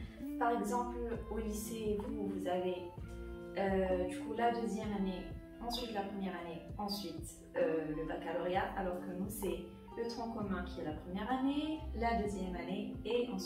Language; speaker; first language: French; non-native, local second language; Arabic